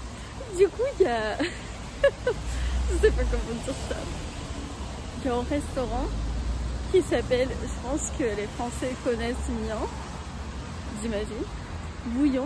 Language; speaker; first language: French; non-native, fluent; Armenian